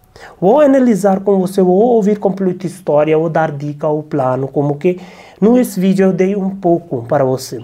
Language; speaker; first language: Portuguese; non-native, learner; Hindi